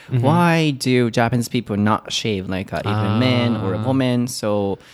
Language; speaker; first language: English; non-native, learner; Japanese